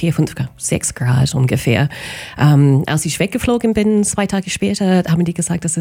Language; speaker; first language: German; non-native, fluent; English